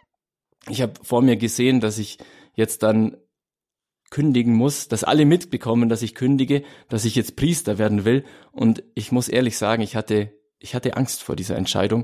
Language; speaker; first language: German; native; German